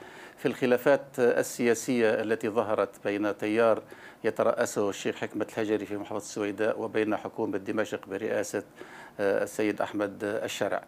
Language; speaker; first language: Arabic; native; Arabic